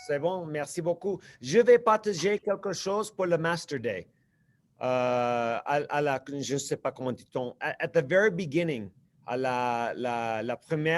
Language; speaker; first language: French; non-native, learner; English